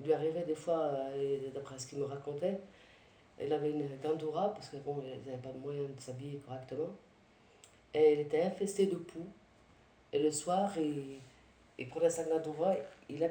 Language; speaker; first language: French; early bilingual, other home language; Arabic